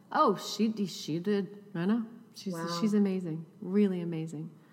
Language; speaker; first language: English; native; English